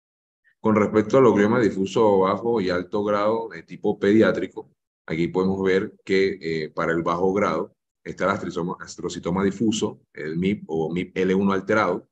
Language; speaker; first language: Spanish; native; Spanish